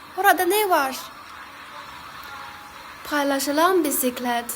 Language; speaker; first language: Turkish; non-native, fluent; Chinese